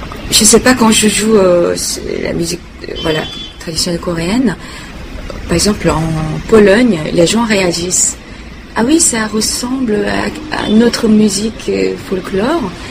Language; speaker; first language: French; non-native, fluent; Korean